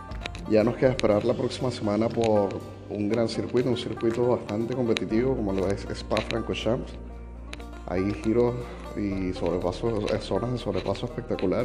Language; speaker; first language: Spanish; native; Spanish